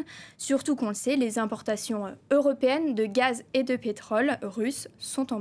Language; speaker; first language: French; native; French